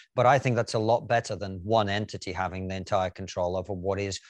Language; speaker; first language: English; non-native, fluent; Russian